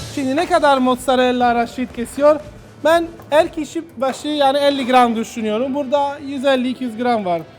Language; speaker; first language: Turkish; non-native, learner; Italian